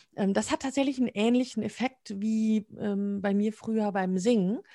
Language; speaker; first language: German; native; German